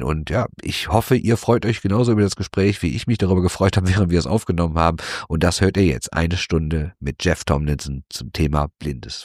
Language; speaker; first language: German; native; German